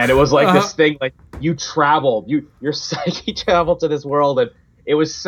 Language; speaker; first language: English; native; English